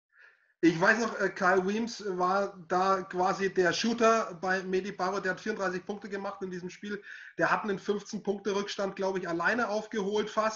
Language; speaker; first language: German; native; German